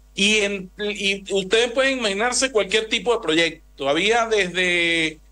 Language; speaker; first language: Spanish; native; Spanish